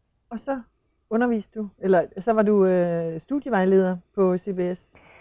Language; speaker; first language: Danish; native; Danish